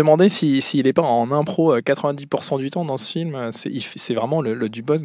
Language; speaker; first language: French; native; French